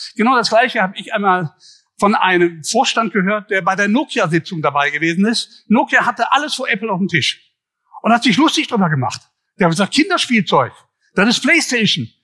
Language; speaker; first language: German; native; German